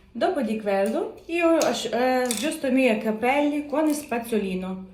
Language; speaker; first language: Italian; non-native, learner; Ukrainian